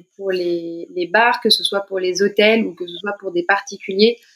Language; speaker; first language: French; native; French